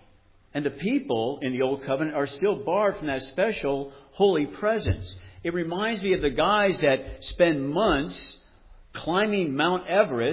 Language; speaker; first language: English; native; English